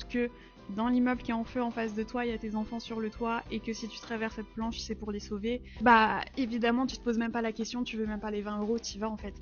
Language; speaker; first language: French; native; French